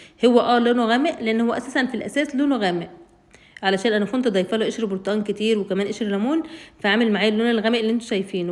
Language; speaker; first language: Arabic; native; Arabic